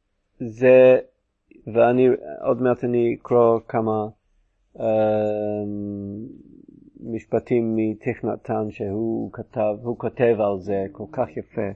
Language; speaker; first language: Hebrew; non-native, fluent; English